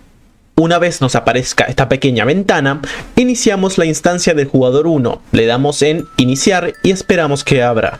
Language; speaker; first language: Spanish; native; Spanish